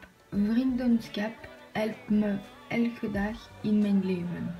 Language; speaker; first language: Dutch; non-native, learner; French